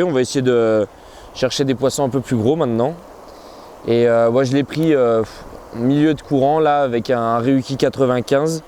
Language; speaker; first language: French; native; French